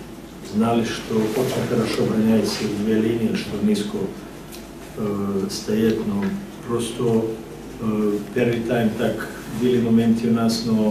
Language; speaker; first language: Russian; non-native, fluent; Serbian